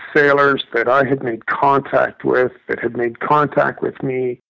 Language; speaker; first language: English; native; English